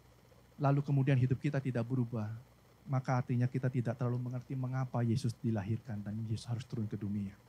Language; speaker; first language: Indonesian; native; Indonesian